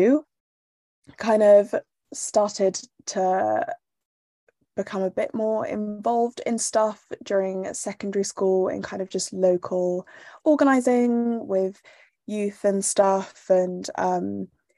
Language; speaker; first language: English; native; English